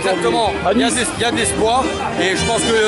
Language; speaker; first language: French; native; French